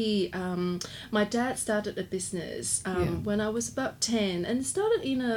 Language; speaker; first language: English; non-native, local second language; Cantonese